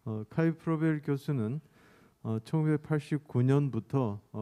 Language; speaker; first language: Korean; native; Korean